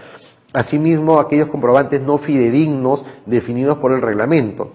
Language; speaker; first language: Spanish; native; Spanish